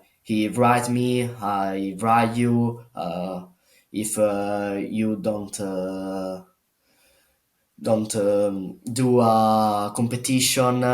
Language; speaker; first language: English; non-native, learner; Italian